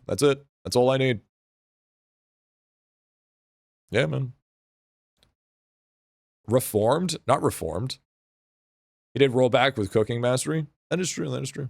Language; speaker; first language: English; native; English